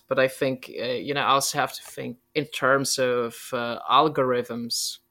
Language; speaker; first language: English; non-native, fluent; Polish